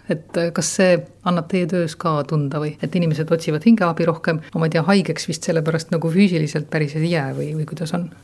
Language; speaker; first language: Estonian; native; Estonian